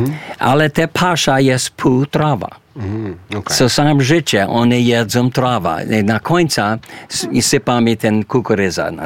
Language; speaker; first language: Polish; early bilingual, heritage; English